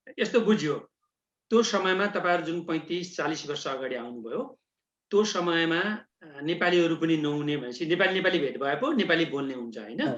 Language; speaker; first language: Nepali; native; Nepali